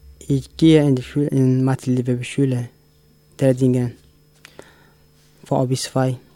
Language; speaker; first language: German; non-native, learner; Tigrinya